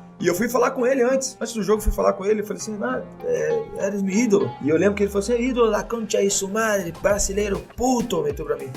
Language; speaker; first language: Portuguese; native; Portuguese